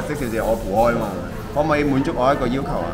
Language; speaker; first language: Cantonese; native; Cantonese